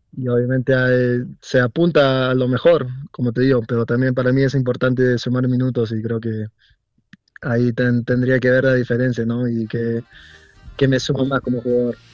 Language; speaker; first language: Spanish; early bilingual, heritage; Spanish